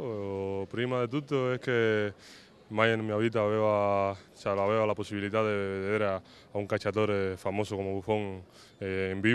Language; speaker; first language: Italian; non-native, fluent; Spanish